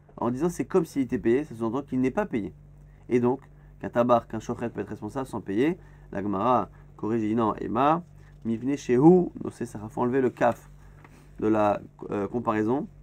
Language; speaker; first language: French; native; French